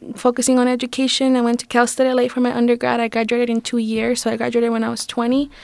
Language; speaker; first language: English; early bilingual, other home language; Spanish